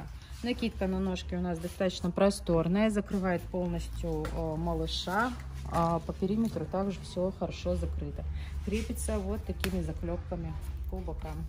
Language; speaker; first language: Russian; native; Russian